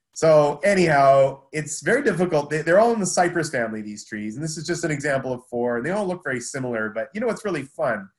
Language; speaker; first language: English; native; English